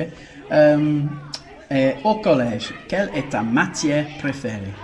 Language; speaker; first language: French; non-native, fluent; English